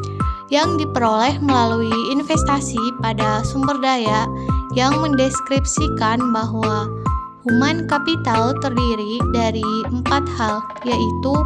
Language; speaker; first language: Indonesian; native; Indonesian